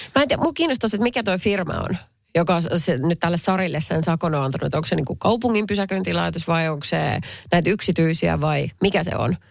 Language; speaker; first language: Finnish; native; Finnish